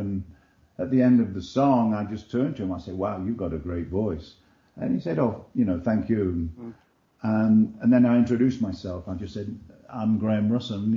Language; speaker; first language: English; native; English